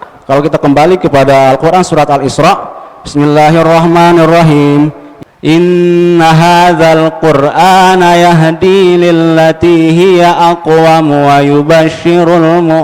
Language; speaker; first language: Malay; non-native, local second language; Sasak